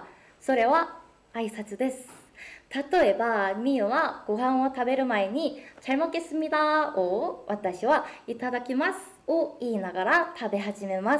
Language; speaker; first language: Japanese; non-native, fluent; Korean